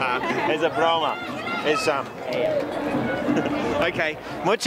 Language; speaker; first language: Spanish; non-native, learner; English